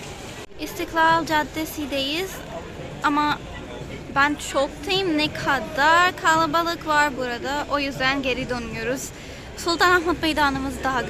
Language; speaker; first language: Turkish; non-native, learner; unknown